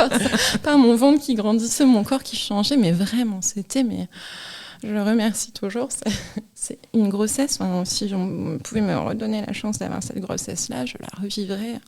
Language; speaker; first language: French; native; French